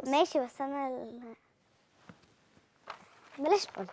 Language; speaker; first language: Arabic; native; Arabic